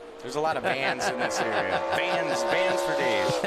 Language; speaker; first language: English; native; English